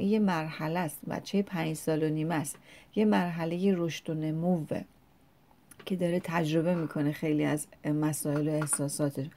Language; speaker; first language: Persian; native; Persian